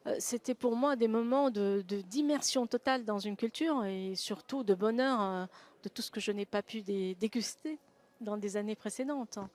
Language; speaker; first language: French; non-native, local second language; Arabic